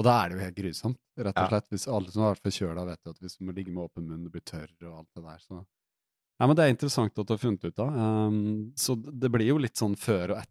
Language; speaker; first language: Norwegian; native; Norwegian